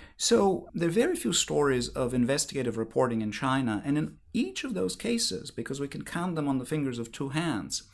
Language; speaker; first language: English; non-native, fluent; Bulgarian